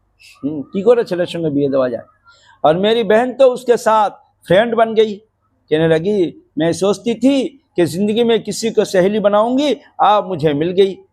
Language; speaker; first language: Urdu; non-native, fluent; Bangla